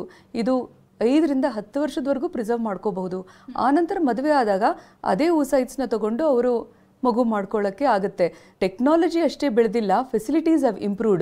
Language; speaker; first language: Kannada; native; Kannada